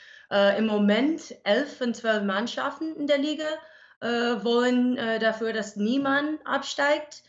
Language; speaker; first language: German; non-native, learner; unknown